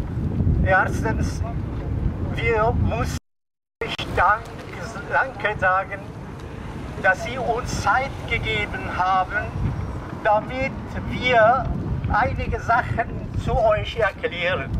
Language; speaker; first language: German; non-native, learner; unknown